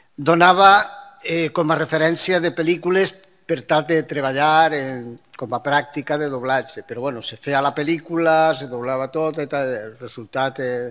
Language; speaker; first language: Catalan; non-native, local second language; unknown